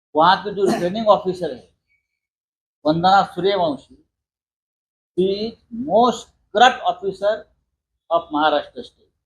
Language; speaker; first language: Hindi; non-native, local second language; Marathi